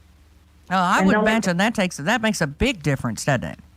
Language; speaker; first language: English; native; English